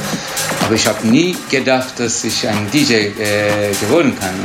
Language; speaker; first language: German; non-native, learner; Turkish